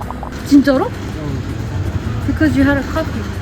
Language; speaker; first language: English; non-native, learner; Korean